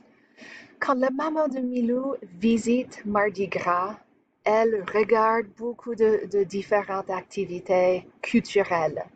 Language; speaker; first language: French; non-native, fluent; English